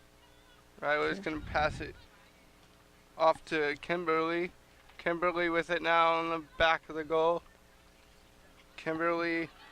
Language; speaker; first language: English; native; English